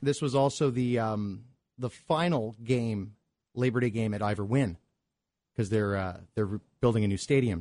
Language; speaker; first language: English; native; English